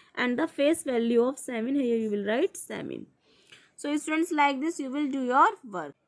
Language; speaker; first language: Hindi; native; Hindi